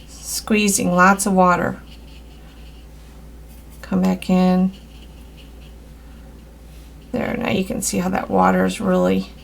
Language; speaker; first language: English; native; English